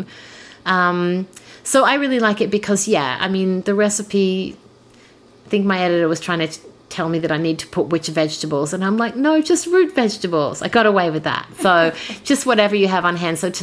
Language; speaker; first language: English; native; English